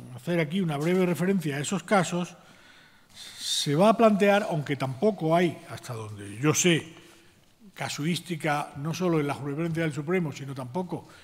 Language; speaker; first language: Spanish; native; Spanish